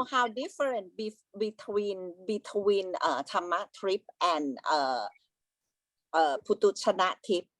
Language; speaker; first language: English; non-native, learner; Thai